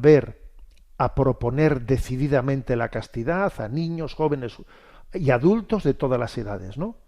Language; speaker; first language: Spanish; native; Spanish